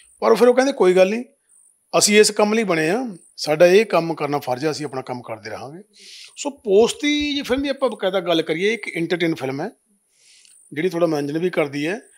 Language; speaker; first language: Punjabi; native; Punjabi